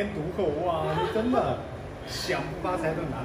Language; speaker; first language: Chinese; native; Chinese